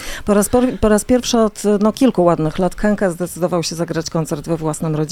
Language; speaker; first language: Polish; native; Polish